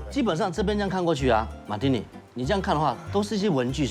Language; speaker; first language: Chinese; native; Chinese